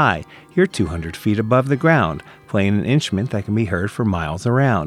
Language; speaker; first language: English; native; English